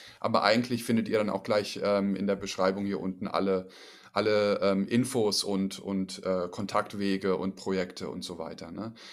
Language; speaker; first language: German; native; German